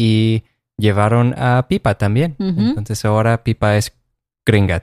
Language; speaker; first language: Spanish; non-native, fluent; English